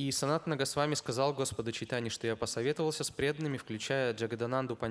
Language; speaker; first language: Russian; native; Russian